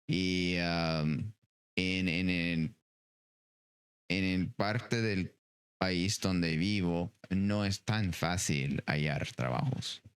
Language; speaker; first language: Spanish; non-native, fluent; English